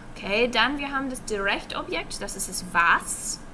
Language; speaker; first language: German; non-native, learner; English